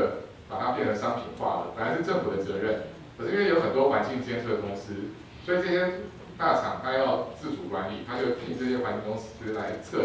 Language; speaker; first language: Chinese; native; Chinese